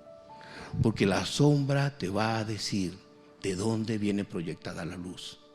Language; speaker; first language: Spanish; native; Spanish